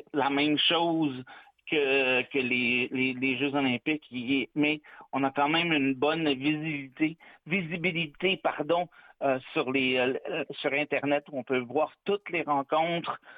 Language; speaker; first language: French; native; French